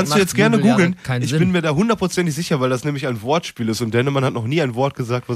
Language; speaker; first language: German; native; German